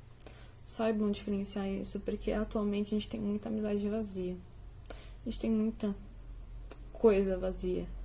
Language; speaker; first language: Portuguese; native; Portuguese